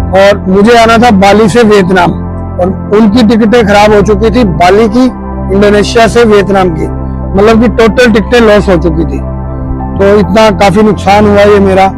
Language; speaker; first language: Hindi; native; Hindi